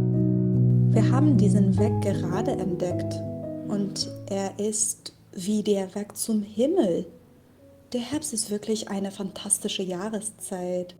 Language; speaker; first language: German; non-native, fluent; Persian